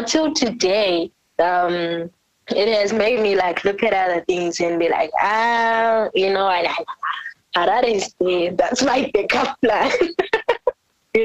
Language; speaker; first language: English; non-native, local second language; North Ndebele